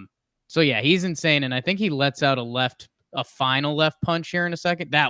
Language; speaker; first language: English; native; English